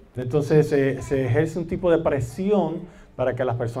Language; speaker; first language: Spanish; native; Spanish